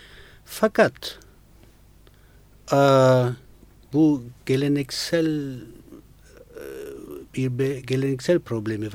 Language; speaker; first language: Turkish; non-native, fluent; Italian